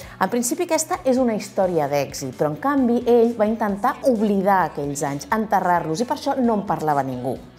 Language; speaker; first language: Catalan; native; Catalan